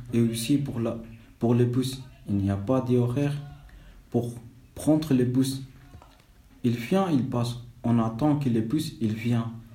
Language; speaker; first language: French; non-native, fluent; Somali